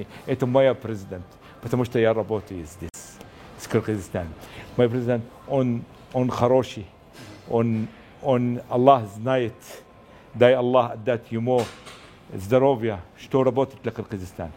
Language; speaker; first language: Russian; non-native, learner; Arabic